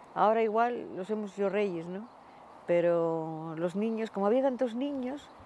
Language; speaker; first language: Spanish; native; Spanish